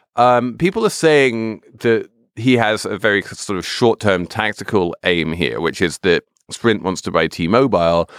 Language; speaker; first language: English; native; English